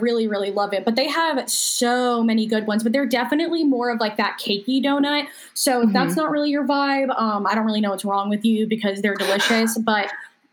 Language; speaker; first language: English; native; English